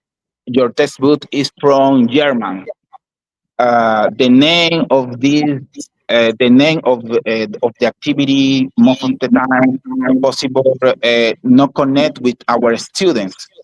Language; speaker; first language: English; non-native, learner; Spanish